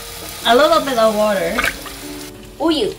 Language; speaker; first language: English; non-native, local second language; Cantonese